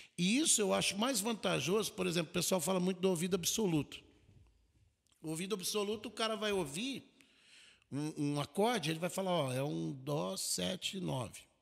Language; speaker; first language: Portuguese; native; Portuguese